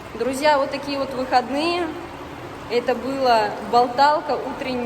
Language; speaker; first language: Russian; native; Russian